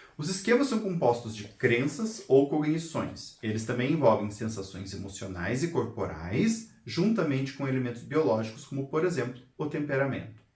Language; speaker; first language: Portuguese; native; Portuguese